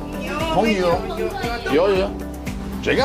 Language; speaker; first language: Chinese; non-native, learner; English